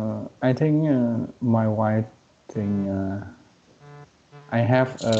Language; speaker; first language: English; non-native, learner; Vietnamese